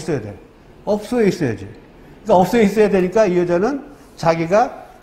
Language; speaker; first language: Korean; native; Korean